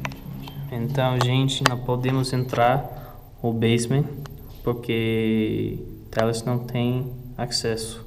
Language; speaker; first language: Portuguese; non-native, learner; English